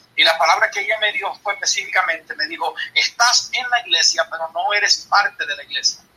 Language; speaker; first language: Spanish; early bilingual, heritage; Spanish